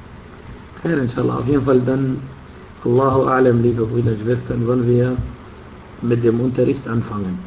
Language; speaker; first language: German; non-native, fluent; Arabic